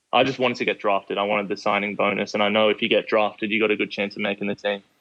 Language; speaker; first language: English; native; English